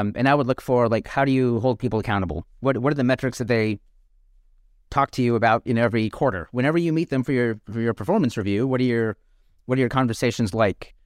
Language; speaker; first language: English; native; English